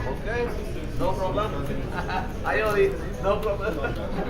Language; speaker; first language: English; non-native, learner; Polish